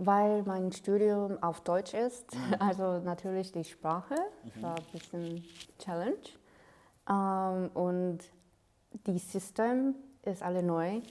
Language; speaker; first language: German; non-native, fluent; Korean